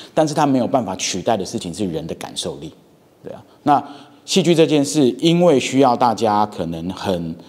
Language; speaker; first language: Chinese; native; Chinese